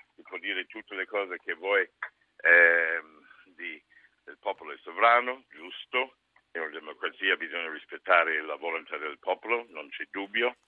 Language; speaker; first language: Italian; non-native, fluent; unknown